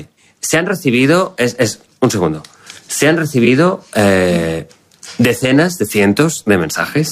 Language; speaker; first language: Spanish; native; Spanish